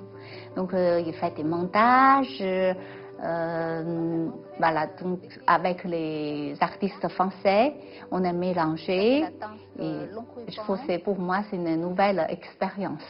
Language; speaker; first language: French; non-native, fluent; Chinese